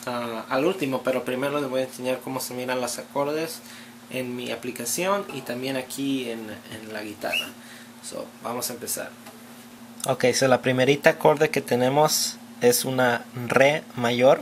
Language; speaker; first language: Spanish; early bilingual, heritage; Spanish